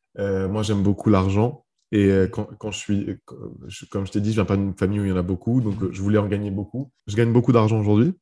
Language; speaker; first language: French; early bilingual, other home language; Arabic